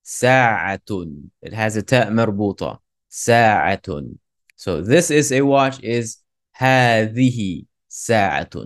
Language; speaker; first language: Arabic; non-native, fluent; English